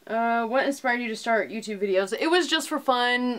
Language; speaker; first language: English; native; English